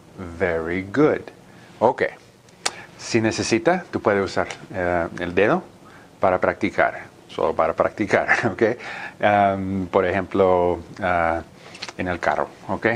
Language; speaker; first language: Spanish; non-native, learner; English